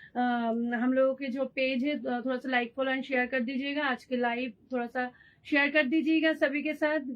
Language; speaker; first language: Hindi; non-native, local second language; Bangla